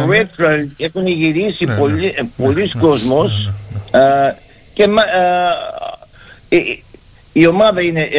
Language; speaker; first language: Greek; early bilingual, heritage; Greek